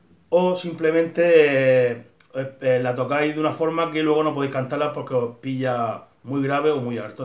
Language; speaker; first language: Spanish; native; Spanish